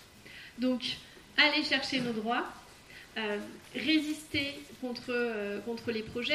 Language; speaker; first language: French; native; French